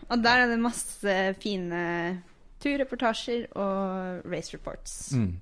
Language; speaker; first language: Norwegian; early bilingual, other home language; English